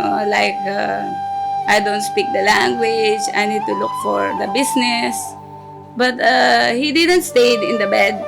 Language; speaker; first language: English; non-native, local second language; Filipino